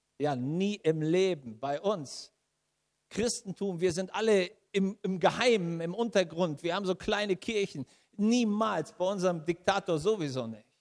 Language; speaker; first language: German; native; German